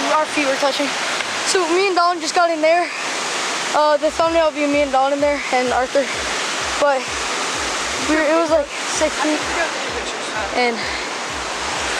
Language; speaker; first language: English; native; English